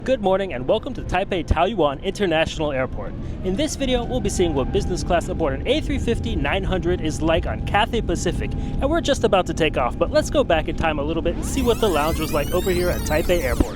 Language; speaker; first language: English; native; English